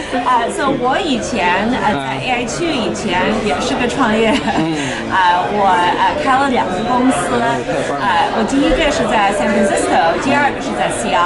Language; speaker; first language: Chinese; early bilingual, heritage; Chinese